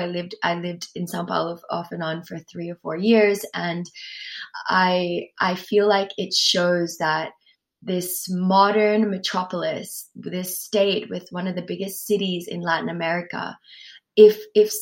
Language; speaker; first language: English; native; English